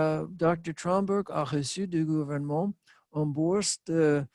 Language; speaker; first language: French; non-native, learner; English